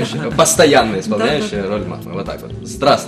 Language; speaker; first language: Russian; native; Russian